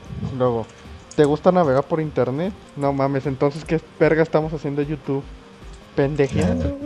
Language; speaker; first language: Spanish; native; Spanish